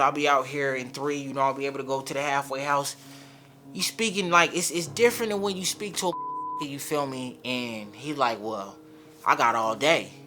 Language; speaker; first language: English; early bilingual, other home language; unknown